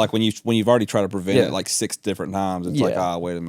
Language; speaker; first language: English; native; English